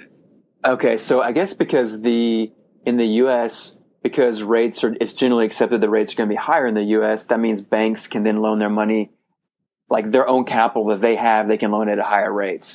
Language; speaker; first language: English; native; English